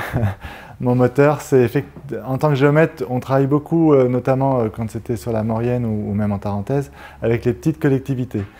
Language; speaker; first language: French; native; French